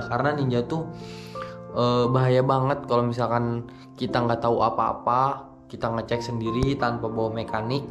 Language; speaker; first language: Indonesian; native; Indonesian